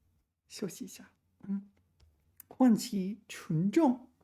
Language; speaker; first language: Chinese; non-native, learner; English